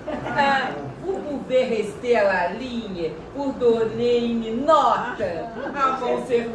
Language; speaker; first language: French; non-native, learner; Portuguese